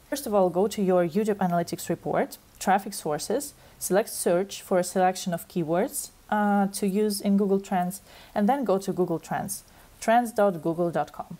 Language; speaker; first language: English; non-native, fluent; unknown